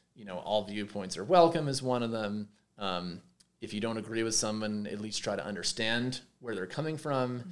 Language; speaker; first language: English; native; English